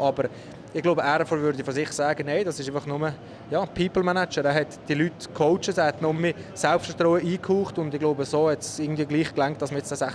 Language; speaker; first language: German; native; German